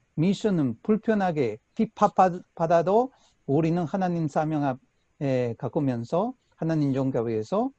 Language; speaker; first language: Korean; non-native, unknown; Spanish